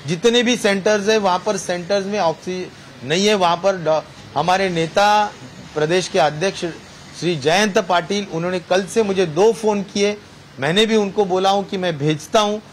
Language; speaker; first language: Hindi; non-native, local second language; Marathi